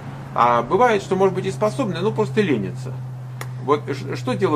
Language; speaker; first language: Russian; native; Russian